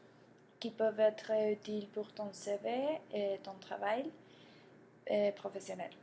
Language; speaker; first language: French; non-native, learner; Spanish